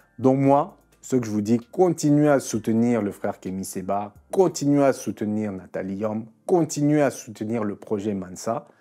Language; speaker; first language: French; non-native, local second language; Lingala